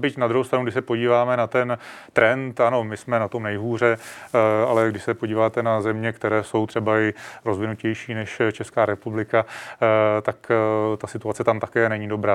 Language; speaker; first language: Czech; native; Czech